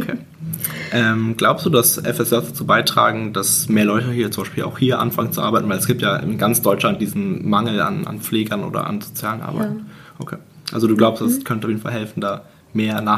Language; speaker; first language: German; native; German